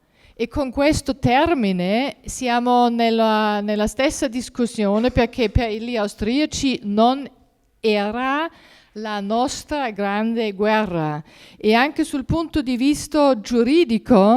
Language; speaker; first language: Italian; non-native, fluent; German